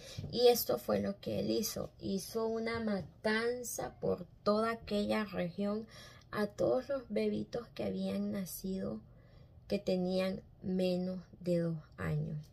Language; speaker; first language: Spanish; native; Spanish